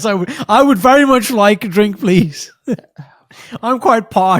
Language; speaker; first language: English; early bilingual, other home language; Punjabi